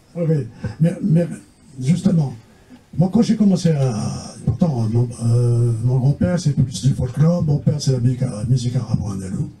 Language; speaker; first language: French; non-native, local second language; Kabyle